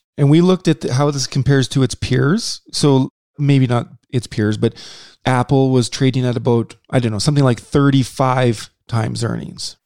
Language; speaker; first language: English; native; English